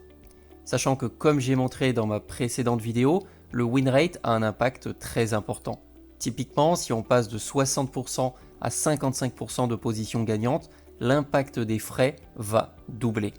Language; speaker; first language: French; native; French